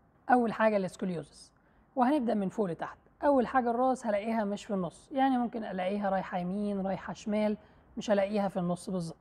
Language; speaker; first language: Arabic; native; Arabic